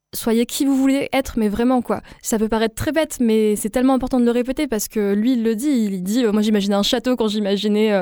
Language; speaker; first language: French; non-native, local second language; Arabic